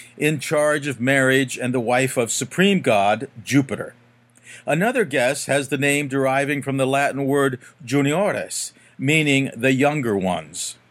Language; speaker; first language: English; native; English